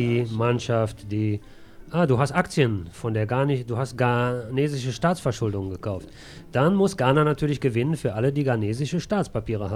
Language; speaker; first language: German; native; German